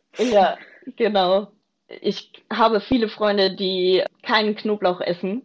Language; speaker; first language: German; native; German